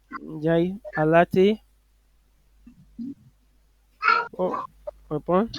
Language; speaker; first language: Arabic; non-native, fluent; French